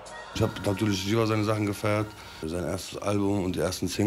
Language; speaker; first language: German; early bilingual, other home language; Kurdish